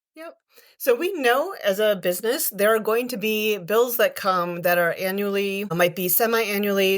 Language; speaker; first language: English; native; English